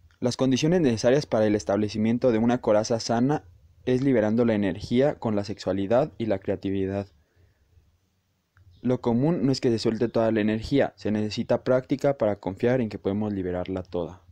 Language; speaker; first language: Spanish; native; Spanish